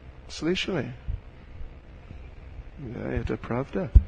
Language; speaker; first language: Russian; non-native, learner; English